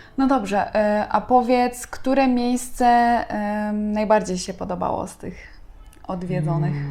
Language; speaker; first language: Polish; native; Polish